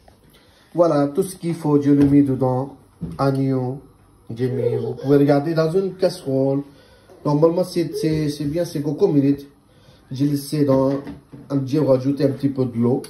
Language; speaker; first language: French; non-native, learner; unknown